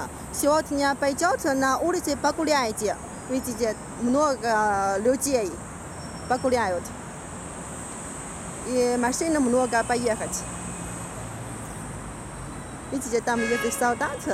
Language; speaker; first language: Russian; non-native, learner; Chinese